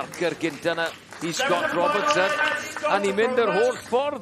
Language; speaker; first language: Welsh; native; Welsh